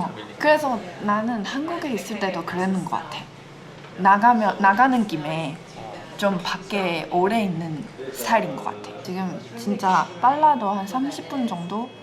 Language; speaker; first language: Korean; non-native, fluent; Chinese